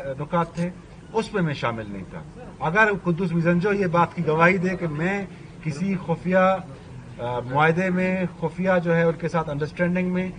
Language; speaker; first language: Urdu; non-native, local second language; Baluchi